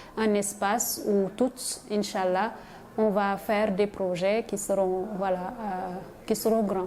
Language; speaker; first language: French; non-native, local second language; Wolof